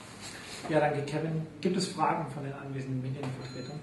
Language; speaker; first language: German; native; German